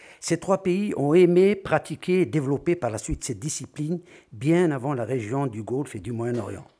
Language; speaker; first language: French; non-native, local second language; Arabic